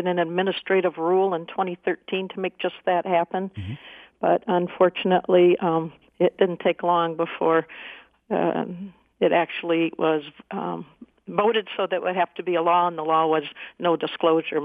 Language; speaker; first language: English; native; English